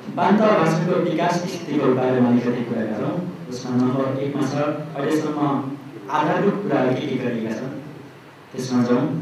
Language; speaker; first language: Nepali; non-native, local second language; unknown